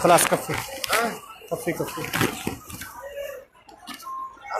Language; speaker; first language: Arabic; non-native, learner; Urdu